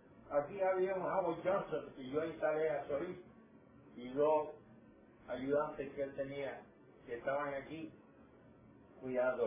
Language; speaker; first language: Spanish; native; Spanish